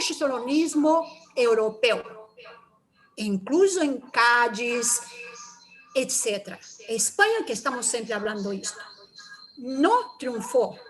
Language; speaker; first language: Spanish; non-native, learner; Portuguese